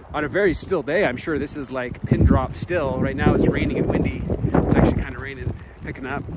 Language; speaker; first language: English; native; English